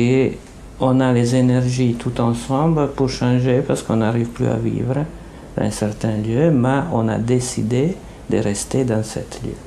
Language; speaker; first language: French; non-native, fluent; Italian